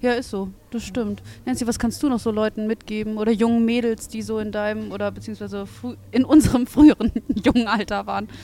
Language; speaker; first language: German; native; German